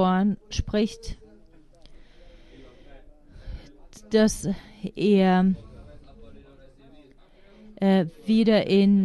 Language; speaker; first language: German; non-native, fluent; Finnish